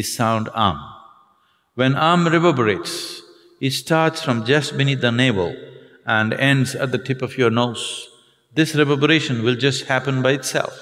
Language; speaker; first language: English; non-native, local second language; Tamil